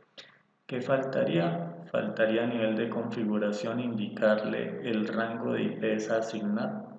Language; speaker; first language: Spanish; native; Spanish